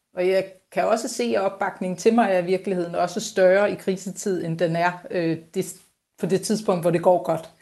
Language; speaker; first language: Danish; native; Danish